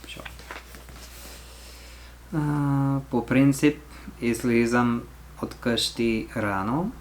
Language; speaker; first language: Bulgarian; non-native, learner; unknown